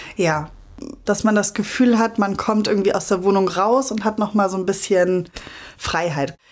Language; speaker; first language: German; native; German